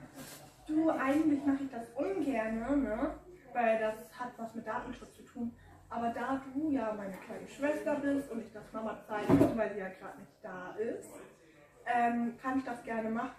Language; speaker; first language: German; native; German